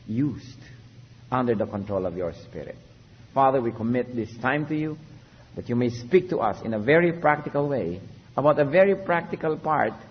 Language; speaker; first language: English; non-native, local second language; Filipino